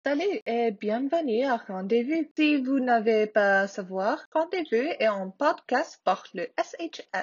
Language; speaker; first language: French; non-native, learner; English